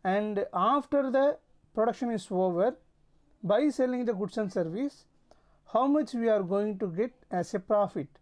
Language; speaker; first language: English; non-native, local second language; Tamil